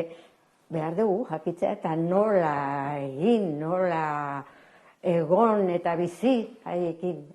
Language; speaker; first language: Basque; non-native, local second language; Spanish